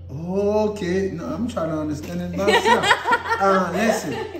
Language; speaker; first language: English; non-native, learner; Haitian Creole